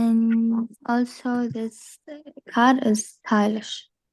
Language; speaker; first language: English; non-native, learner; Arabic